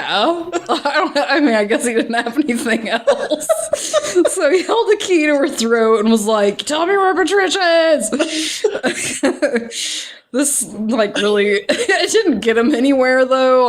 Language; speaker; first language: English; native; English